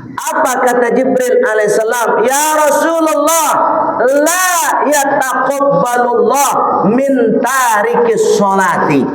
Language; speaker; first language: Malay; non-native, local second language; Minangkabau